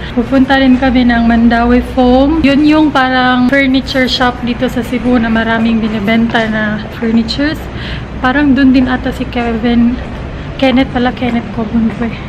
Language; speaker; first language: Filipino; non-native, local second language; Cebuano